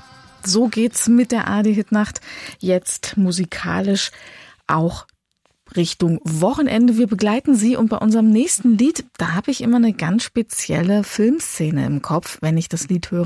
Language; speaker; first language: German; native; German